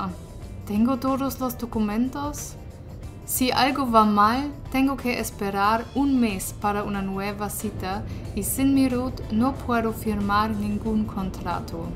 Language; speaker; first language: Spanish; non-native, learner; German